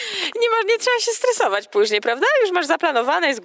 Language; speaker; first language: Polish; native; Polish